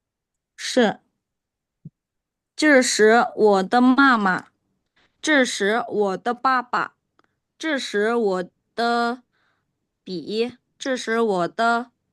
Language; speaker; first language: Chinese; non-native, fluent; Indonesian